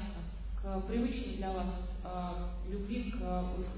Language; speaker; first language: Russian; native; Russian